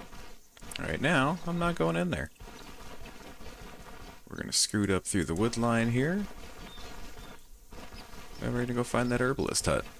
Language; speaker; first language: English; native; English